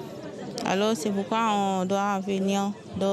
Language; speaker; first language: French; non-native, local second language; Haitian Creole